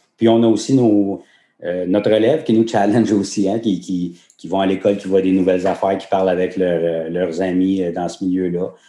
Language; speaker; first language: French; native; French